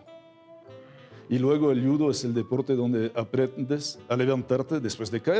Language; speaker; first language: Spanish; non-native, fluent; French